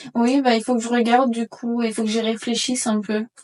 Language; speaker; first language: French; native; French